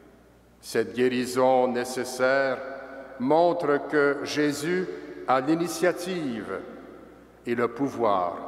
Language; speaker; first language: French; native; French